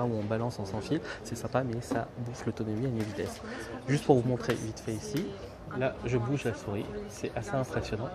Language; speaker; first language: French; native; French